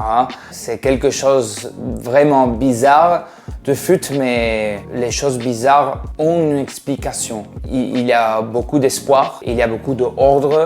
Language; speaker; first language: French; non-native, fluent; Spanish